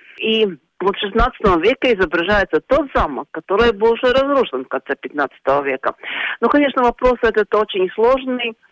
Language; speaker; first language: Russian; non-native, local second language; Latvian